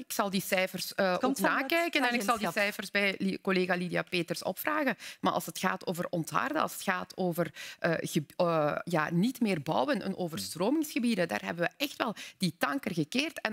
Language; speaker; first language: Dutch; native; Dutch